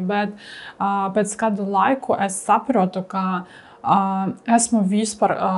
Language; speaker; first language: Latvian; non-native, learner; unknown